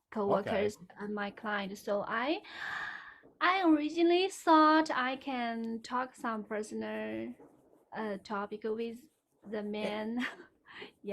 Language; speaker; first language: English; non-native, learner; Chinese